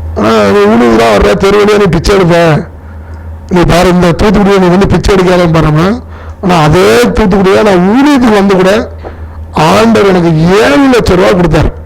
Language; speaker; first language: Tamil; non-native, local second language; Telugu